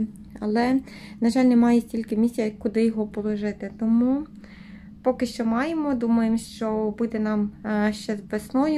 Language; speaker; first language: Ukrainian; native; Ukrainian